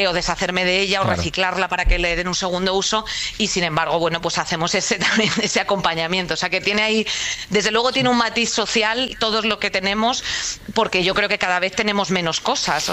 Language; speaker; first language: Spanish; native; Spanish